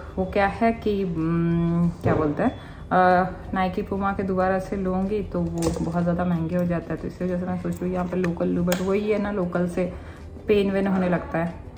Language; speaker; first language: Hindi; native; Hindi